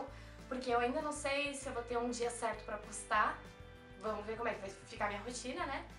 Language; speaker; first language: Portuguese; native; Portuguese